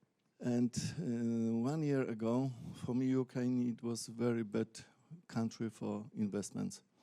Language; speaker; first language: English; non-native, learner; Polish